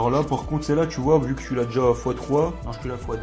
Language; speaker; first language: French; native; French